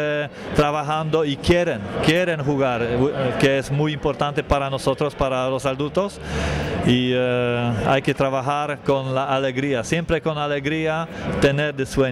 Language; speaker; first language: Spanish; non-native, learner; Polish